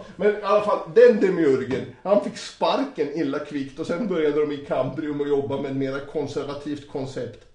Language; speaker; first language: Swedish; native; Swedish